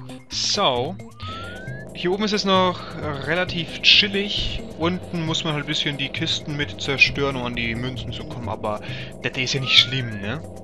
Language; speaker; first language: German; native; German